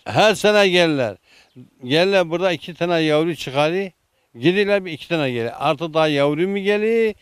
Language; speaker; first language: Turkish; non-native, local second language; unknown